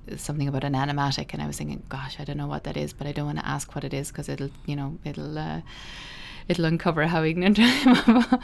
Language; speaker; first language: English; native; English